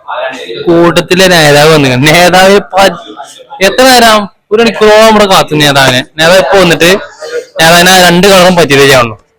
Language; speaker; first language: Malayalam; native; Malayalam